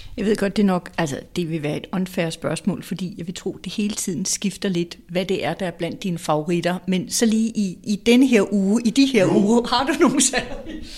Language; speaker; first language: Danish; native; Danish